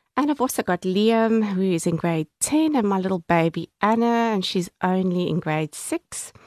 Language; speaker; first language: English; native; English